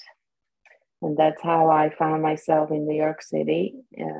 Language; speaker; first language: English; non-native, fluent; Slovak